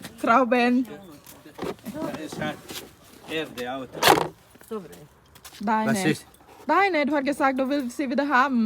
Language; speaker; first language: German; non-native, learner; Thai